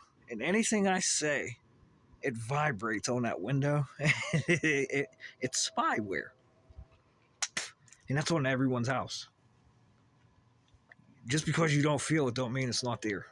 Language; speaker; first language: English; native; English